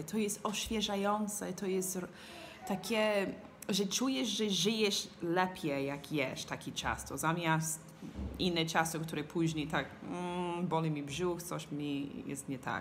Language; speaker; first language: Polish; non-native, learner; English